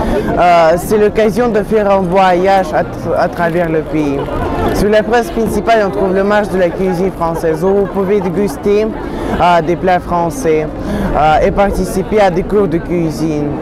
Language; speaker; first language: French; non-native, learner; Russian